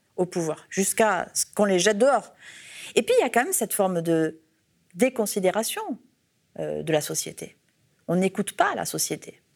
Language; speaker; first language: French; native; French